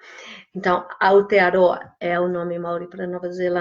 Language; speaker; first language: Portuguese; non-native, fluent; English